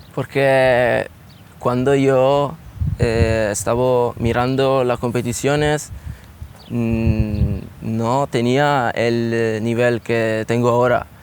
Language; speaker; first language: Spanish; non-native, learner; Italian